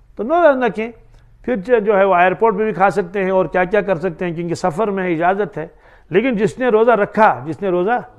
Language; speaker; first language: Hindi; non-native, local second language; Kashmiri